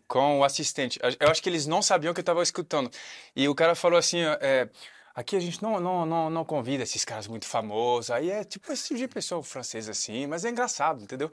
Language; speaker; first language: Portuguese; non-native, fluent; French